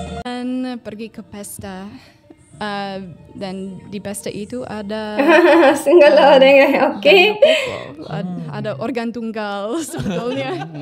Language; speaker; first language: Indonesian; non-native, fluent; English